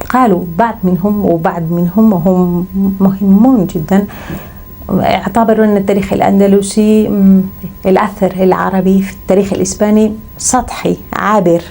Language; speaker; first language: Arabic; non-native, fluent; Spanish